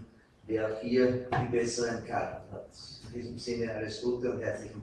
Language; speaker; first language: German; native; German